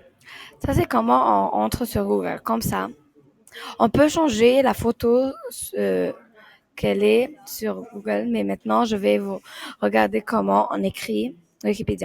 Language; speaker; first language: French; non-native, learner; Arabic